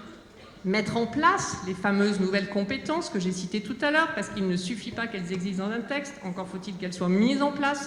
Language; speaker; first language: French; native; French